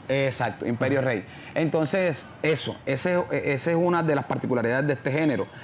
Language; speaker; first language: Spanish; native; Spanish